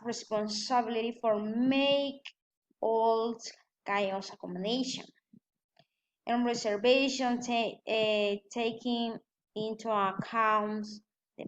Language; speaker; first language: English; non-native, learner; Spanish